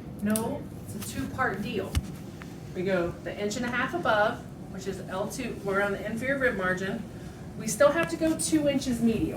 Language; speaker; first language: English; native; English